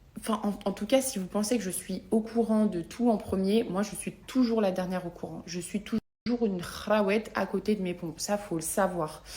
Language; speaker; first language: French; native; French